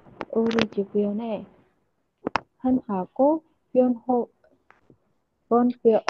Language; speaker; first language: Korean; non-native, learner; Indonesian